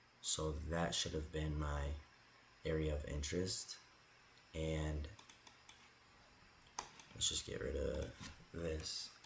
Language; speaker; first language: English; native; English